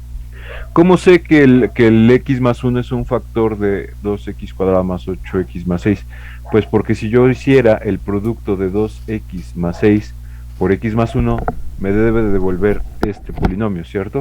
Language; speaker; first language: Spanish; native; Spanish